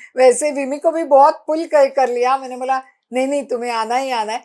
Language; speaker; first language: Hindi; non-native, local second language; Marathi